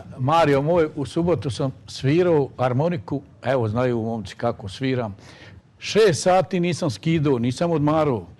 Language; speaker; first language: Bosnian; native; Bosnian